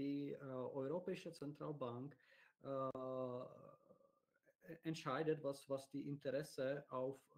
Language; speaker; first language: German; non-native, learner; Czech